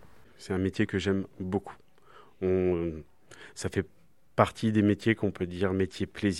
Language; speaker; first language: French; native; French